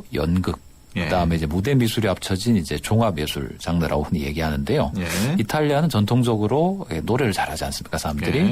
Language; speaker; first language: Korean; native; Korean